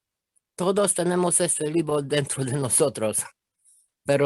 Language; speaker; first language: Spanish; non-native, fluent; Romanian